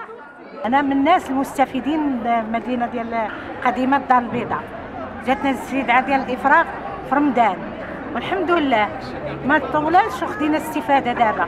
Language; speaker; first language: Arabic; native; Arabic